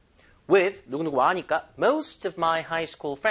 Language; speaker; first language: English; non-native, fluent; Korean